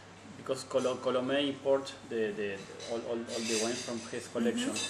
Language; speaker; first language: English; non-native, learner; Spanish